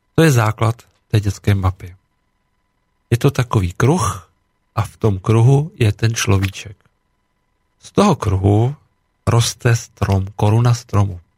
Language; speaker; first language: Czech; native; Czech